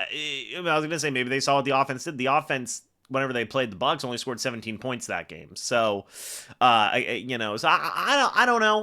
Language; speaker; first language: English; native; English